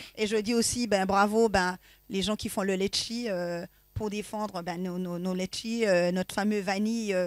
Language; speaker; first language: French; native; French